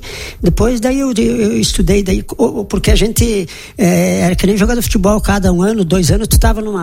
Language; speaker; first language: Portuguese; native; Portuguese